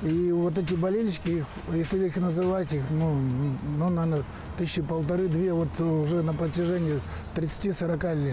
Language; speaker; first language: Russian; native; Russian